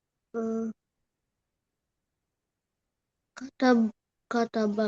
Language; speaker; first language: Arabic; non-native, learner; Indonesian